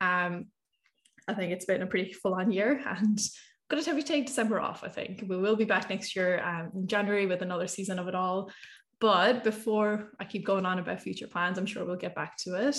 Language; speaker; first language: English; native; English